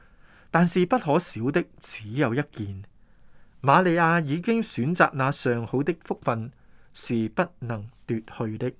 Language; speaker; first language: Chinese; non-native, local second language; Cantonese